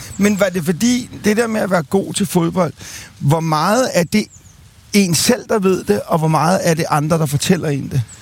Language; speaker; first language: Danish; native; Danish